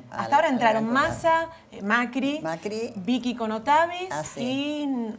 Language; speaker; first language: Spanish; native; Spanish